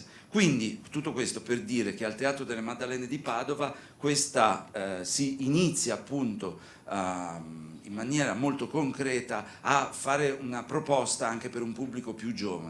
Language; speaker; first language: Italian; native; Italian